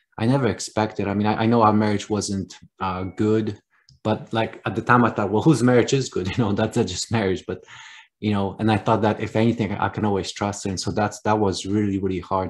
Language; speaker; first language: English; non-native, fluent; Polish